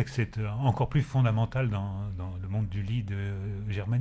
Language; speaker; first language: French; native; French